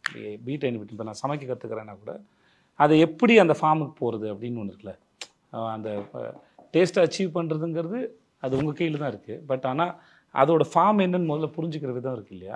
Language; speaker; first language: Tamil; native; Tamil